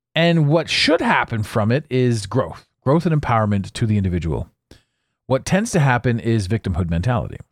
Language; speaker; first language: English; native; English